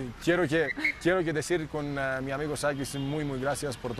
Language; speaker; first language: Spanish; non-native, learner; Greek